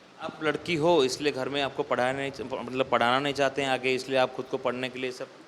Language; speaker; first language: Hindi; non-native, local second language; Odia